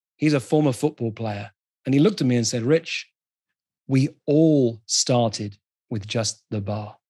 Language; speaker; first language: English; native; English